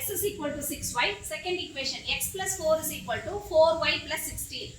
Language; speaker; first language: English; non-native, local second language; Tamil